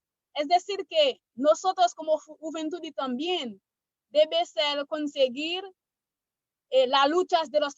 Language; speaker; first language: Spanish; non-native, learner; Haitian Creole